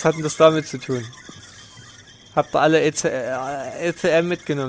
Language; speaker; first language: German; native; German